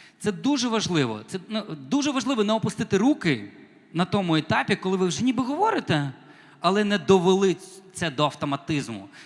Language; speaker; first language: Ukrainian; non-native, local second language; Russian